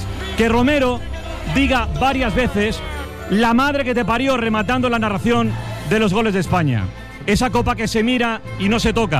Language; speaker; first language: Spanish; native; Spanish